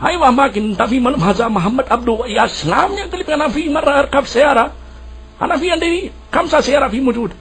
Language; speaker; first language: Arabic; non-native, learner; Urdu